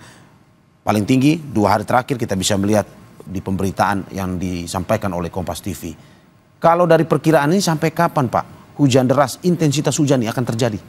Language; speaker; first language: Indonesian; native; Indonesian